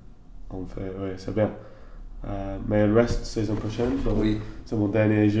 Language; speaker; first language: French; non-native, learner; English